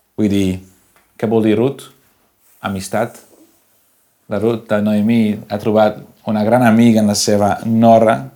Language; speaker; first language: Catalan; non-native, local second language; Spanish